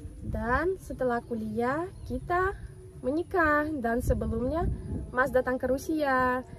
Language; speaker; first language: Indonesian; non-native, fluent; Russian